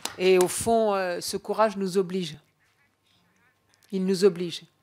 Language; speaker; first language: French; native; French